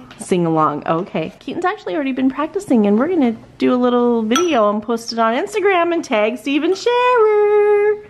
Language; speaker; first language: English; native; English